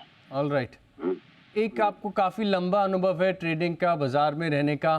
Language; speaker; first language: Hindi; native; Hindi